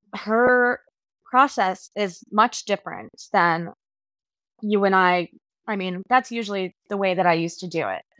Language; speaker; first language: English; native; English